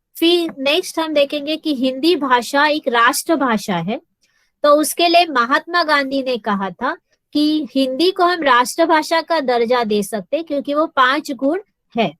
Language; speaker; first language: Hindi; non-native, local second language; Marathi